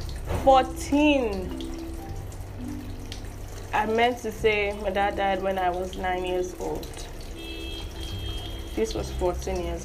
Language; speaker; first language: English; non-native, local second language; Yoruba